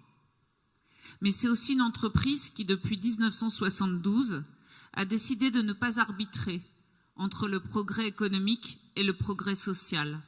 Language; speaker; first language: French; native; French